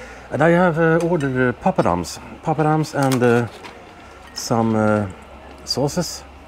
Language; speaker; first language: English; non-native, fluent; Swedish